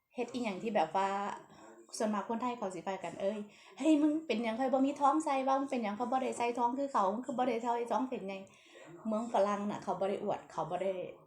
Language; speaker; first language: Thai; non-native, local second language; Northeastern Thai